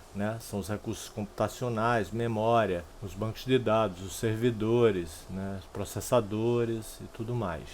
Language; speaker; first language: Portuguese; native; Portuguese